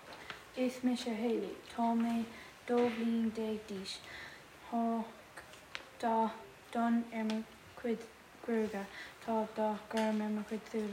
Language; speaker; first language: Irish; non-native, local second language; English